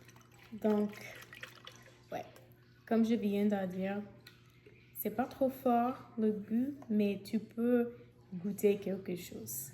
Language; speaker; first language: French; non-native, fluent; English